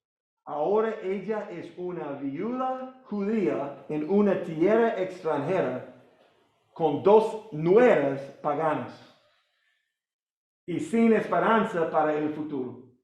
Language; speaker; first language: Spanish; non-native, learner; English